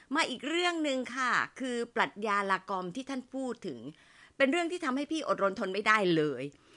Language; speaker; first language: Thai; native; Thai